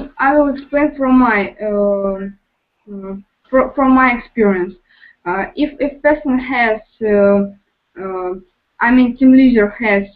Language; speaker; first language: English; non-native, learner; Russian